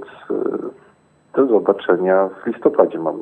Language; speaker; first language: Polish; native; Polish